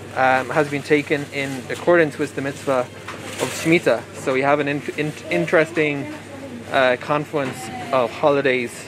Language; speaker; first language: English; native; English